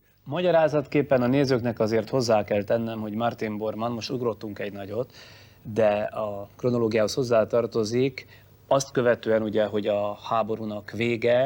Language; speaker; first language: Hungarian; native; Hungarian